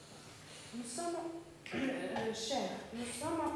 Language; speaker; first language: French; non-native, learner; Russian